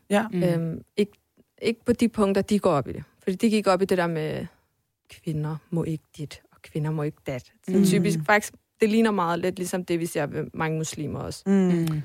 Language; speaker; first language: Danish; early bilingual, other home language; Armenian